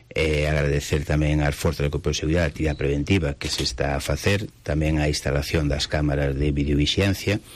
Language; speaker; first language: Galician; native; Galician